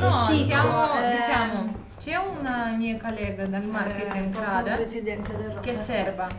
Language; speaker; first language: Italian; non-native, fluent; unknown